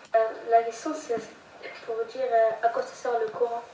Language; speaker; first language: French; early bilingual, other home language; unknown